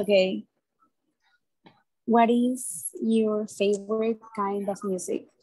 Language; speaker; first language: English; non-native, learner; Spanish